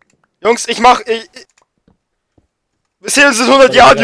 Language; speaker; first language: German; native; German